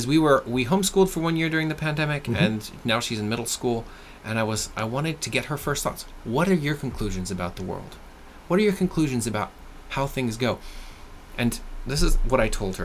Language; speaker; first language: English; non-native, fluent; French